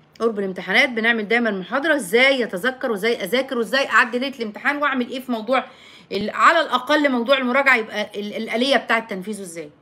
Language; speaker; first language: Arabic; native; Arabic